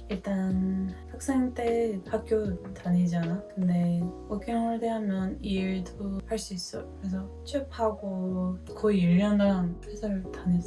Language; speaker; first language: Korean; non-native, fluent; Dutch